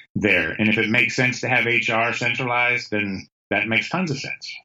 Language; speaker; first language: English; native; English